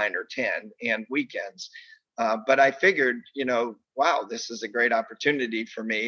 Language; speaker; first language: English; native; English